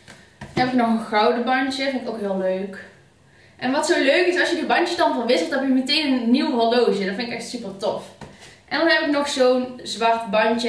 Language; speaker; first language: Dutch; native; Dutch